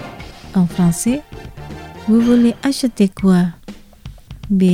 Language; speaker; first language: French; non-native, fluent; Indonesian